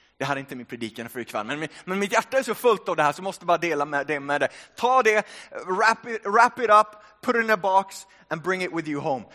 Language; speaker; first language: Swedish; early bilingual, other home language; Finnish